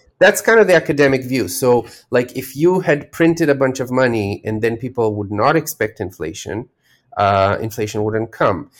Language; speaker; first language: English; non-native, fluent; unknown